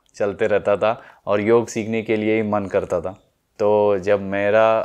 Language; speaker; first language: Hindi; non-native, local second language; Telugu